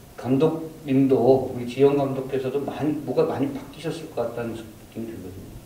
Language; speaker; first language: Korean; native; Korean